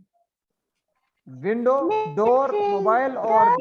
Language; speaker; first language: English; non-native, learner; Arabic